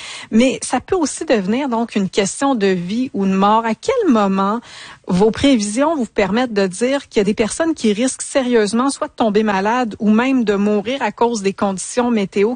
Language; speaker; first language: French; native; French